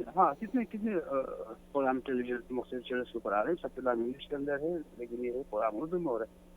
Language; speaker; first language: Urdu; native; Urdu